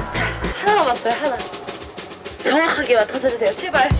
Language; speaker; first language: Korean; native; Korean